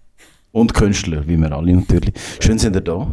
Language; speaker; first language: German; native; German